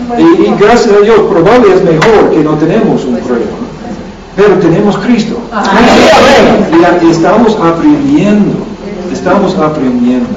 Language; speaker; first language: Spanish; non-native, learner; English